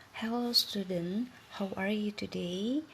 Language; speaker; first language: English; non-native, learner; Indonesian